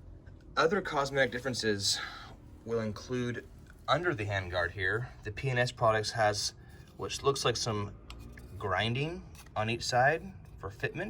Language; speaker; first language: English; native; English